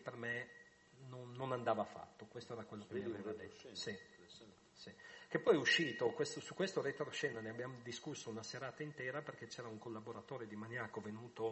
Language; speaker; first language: Italian; native; Italian